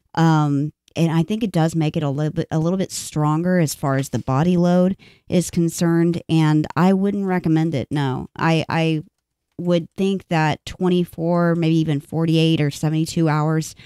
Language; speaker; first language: English; native; English